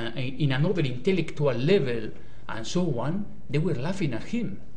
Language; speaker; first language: English; non-native, learner; Basque